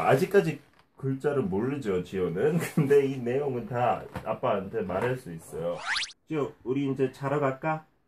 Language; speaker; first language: Korean; non-native, fluent; English